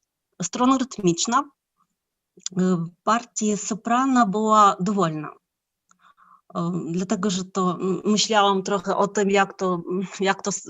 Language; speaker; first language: Polish; non-native, fluent; Ukrainian